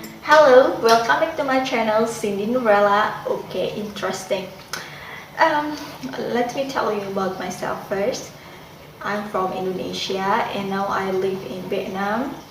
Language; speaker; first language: English; non-native, fluent; Indonesian